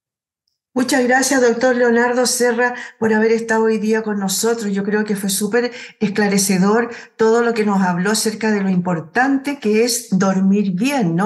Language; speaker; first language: Spanish; native; Spanish